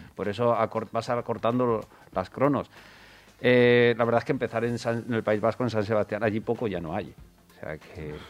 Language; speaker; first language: Spanish; native; Spanish